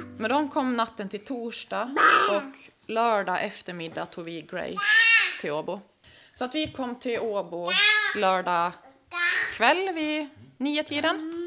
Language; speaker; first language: Swedish; native; Swedish